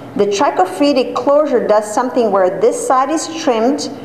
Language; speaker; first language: English; non-native, fluent; Serbian